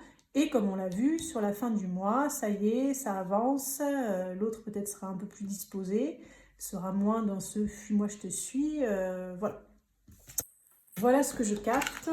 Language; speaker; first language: French; native; French